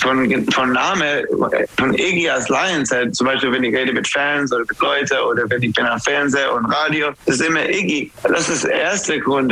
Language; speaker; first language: German; non-native, learner; English